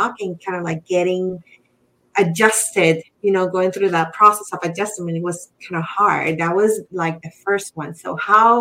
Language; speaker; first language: English; non-native, fluent; Spanish